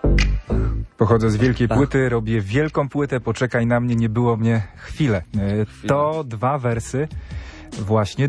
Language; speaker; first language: Polish; native; Polish